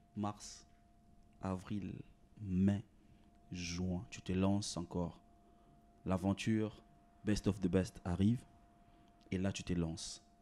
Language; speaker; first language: French; non-native, local second language; Lingala